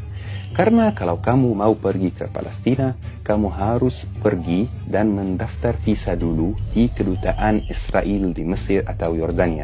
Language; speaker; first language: Indonesian; non-native, fluent; Arabic